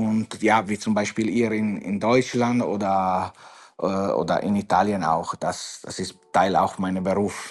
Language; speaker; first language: German; non-native, fluent; Italian